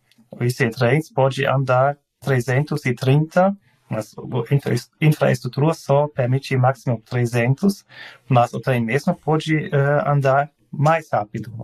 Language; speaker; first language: Portuguese; non-native, learner; German